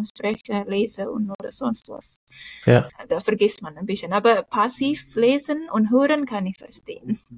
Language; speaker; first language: German; non-native, fluent; Indonesian